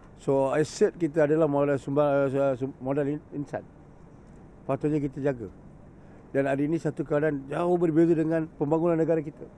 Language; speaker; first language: Malay; non-native, local second language; Tamil